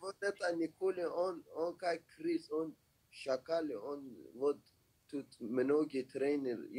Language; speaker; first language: Russian; non-native, learner; Persian